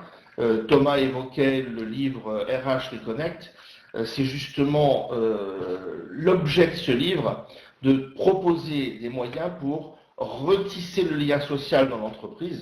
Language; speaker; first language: French; native; French